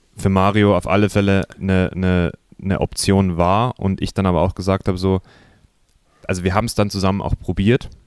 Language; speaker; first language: German; native; German